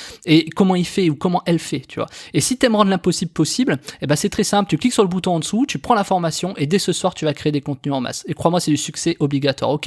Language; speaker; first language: French; native; French